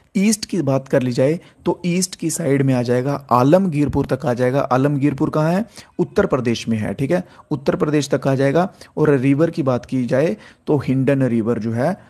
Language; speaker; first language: Hindi; native; Hindi